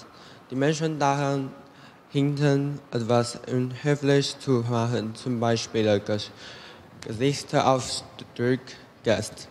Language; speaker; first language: German; non-native, learner; Chinese